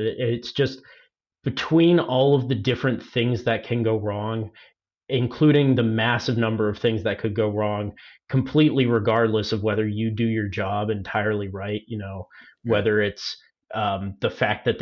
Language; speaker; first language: English; native; English